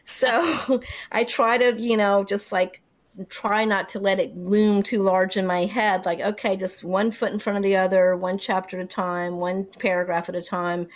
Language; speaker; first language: English; native; English